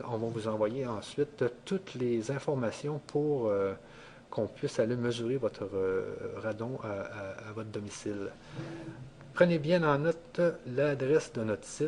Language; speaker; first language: French; native; French